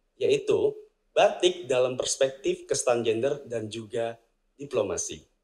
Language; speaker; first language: Indonesian; native; Indonesian